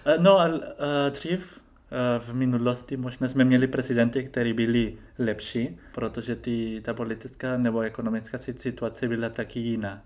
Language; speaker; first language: Czech; non-native, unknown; Spanish